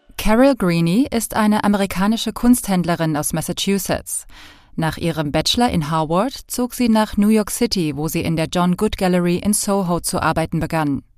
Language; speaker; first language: German; native; German